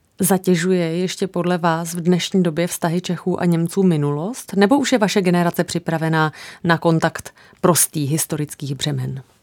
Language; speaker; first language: Czech; native; Czech